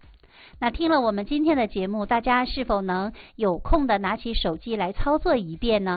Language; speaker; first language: Chinese; native; Chinese